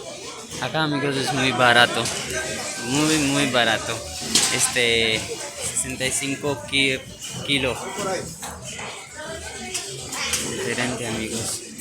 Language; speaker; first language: Spanish; non-native, learner; Urdu